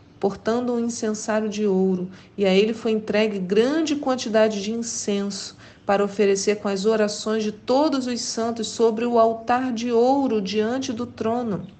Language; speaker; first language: Portuguese; native; Portuguese